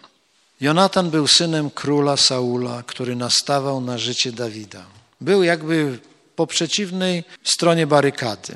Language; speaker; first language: Polish; native; Polish